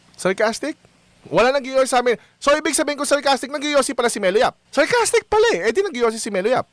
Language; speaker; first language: Filipino; native; Filipino